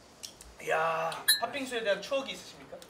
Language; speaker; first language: Korean; native; Korean